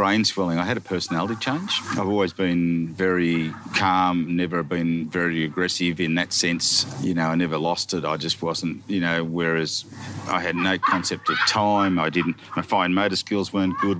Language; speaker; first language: English; native; English